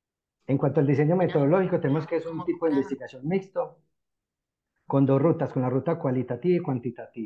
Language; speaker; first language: Spanish; native; Spanish